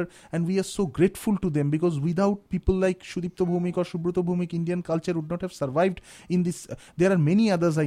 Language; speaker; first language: English; non-native, local second language; Bangla